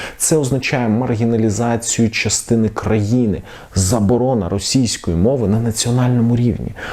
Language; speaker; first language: Ukrainian; non-native, local second language; Russian